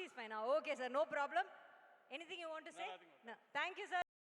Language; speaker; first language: Tamil; native; Tamil